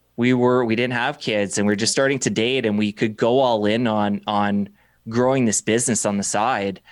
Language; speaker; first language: English; native; English